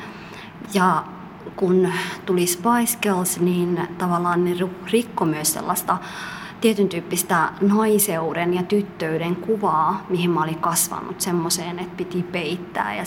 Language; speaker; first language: Finnish; early bilingual, other home language; Somali